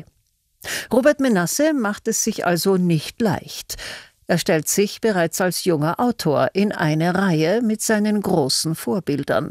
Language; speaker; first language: German; native; German